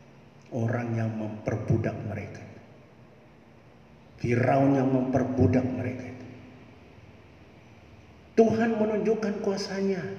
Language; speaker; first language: Malay; native; Malay